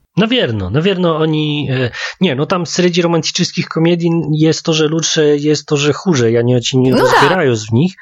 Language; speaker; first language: Polish; non-native, learner; Russian